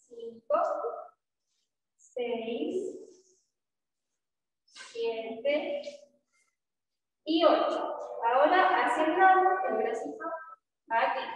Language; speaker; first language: Spanish; native; Spanish